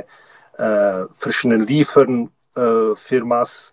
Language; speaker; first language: German; non-native, learner; Czech